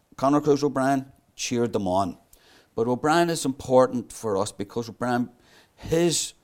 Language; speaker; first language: English; native; English